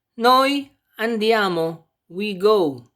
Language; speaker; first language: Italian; non-native, fluent; Filipino